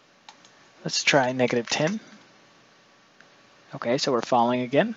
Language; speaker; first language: English; native; English